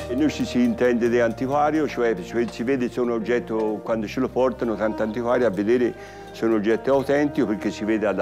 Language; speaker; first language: Italian; native; Italian